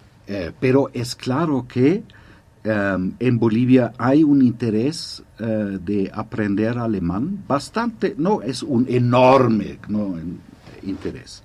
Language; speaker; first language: Spanish; non-native, fluent; German